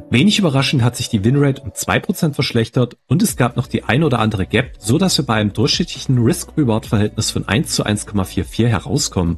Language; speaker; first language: German; native; German